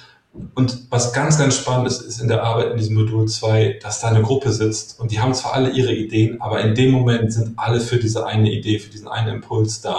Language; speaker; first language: German; native; German